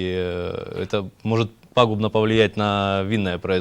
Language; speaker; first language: Russian; native; Russian